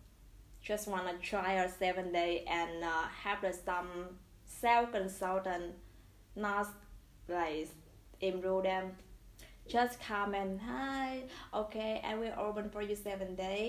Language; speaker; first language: English; non-native, learner; Vietnamese